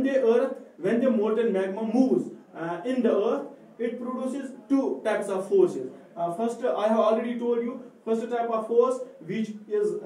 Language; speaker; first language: English; non-native, local second language; Kashmiri